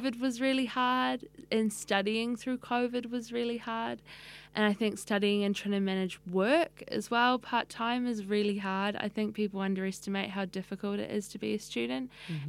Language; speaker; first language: English; native; English